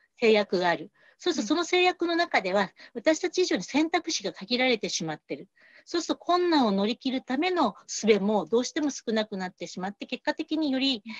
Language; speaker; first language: Japanese; native; Japanese